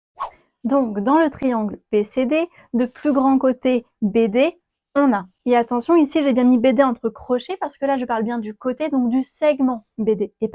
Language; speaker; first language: French; native; French